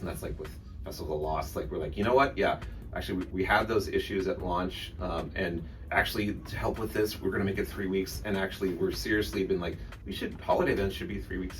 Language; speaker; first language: English; native; English